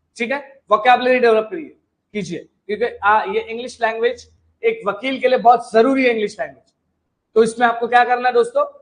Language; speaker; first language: Hindi; non-native, local second language; Marathi